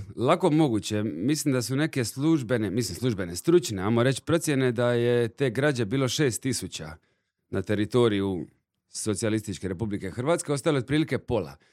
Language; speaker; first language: Serbian; native; Serbian